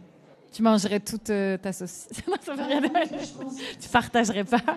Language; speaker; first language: French; native; French